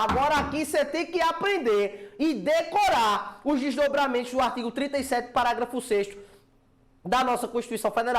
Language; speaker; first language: Portuguese; native; Portuguese